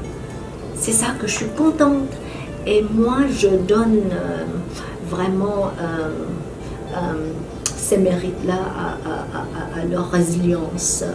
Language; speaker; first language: French; non-native, fluent; Vietnamese